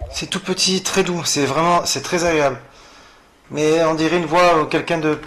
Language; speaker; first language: French; native; French